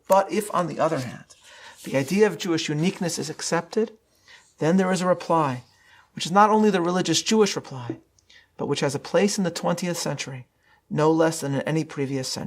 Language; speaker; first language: English; native; English